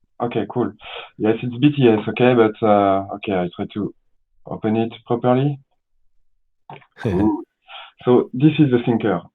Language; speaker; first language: English; non-native, learner; French